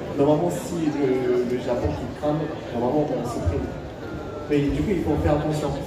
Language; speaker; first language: French; non-native, fluent; Japanese